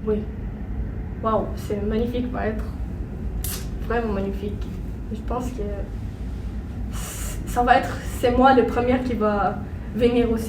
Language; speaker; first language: French; non-native, learner; Arabic